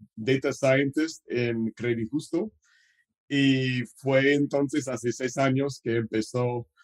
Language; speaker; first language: Spanish; non-native, fluent; English